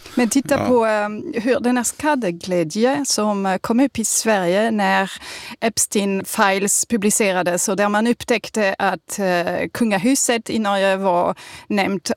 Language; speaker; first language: Swedish; non-native, fluent; French